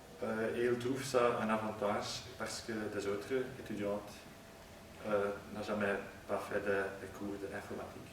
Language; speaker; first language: French; non-native, learner; Dutch